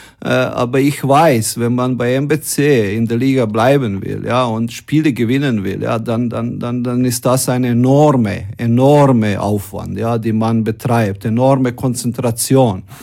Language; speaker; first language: German; non-native, fluent; Croatian